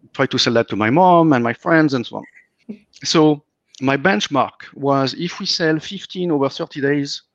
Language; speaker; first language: English; non-native, fluent; French